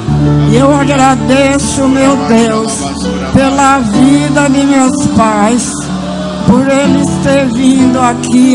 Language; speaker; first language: Portuguese; early bilingual, other home language; Swedish